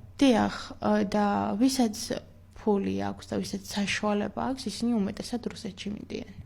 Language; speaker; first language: Georgian; non-native, local second language; Mingrelian